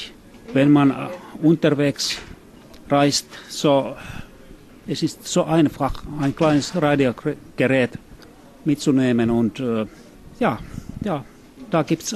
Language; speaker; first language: German; non-native, fluent; Finnish